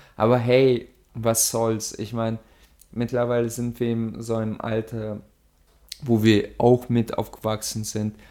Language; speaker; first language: German; early bilingual, other home language; Russian